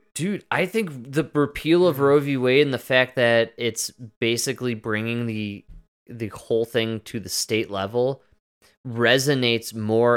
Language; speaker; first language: English; native; English